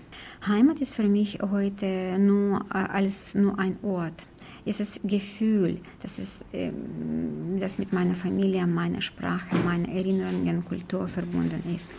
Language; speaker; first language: German; non-native, fluent; Ukrainian